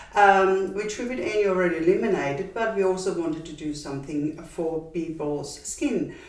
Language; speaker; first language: English; non-native, fluent; German